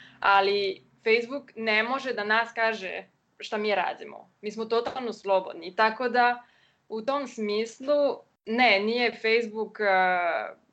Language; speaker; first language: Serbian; non-native, learner; French